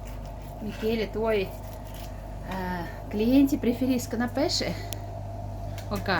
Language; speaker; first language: Italian; non-native, learner; Kazakh